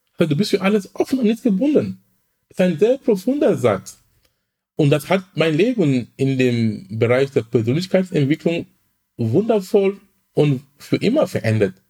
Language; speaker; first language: German; non-native, fluent; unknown